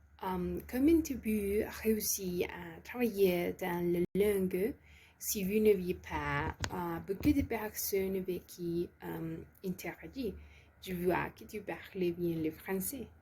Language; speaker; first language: French; non-native, learner; Spanish